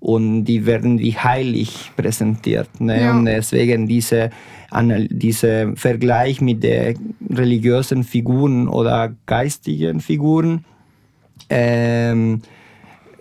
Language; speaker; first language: German; non-native, fluent; Spanish